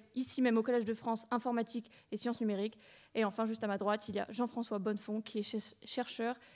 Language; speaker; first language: French; native; French